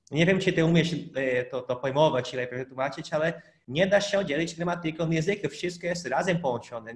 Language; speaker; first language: Polish; non-native, fluent; Portuguese